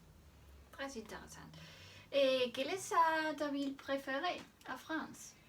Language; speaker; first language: French; non-native, learner; Spanish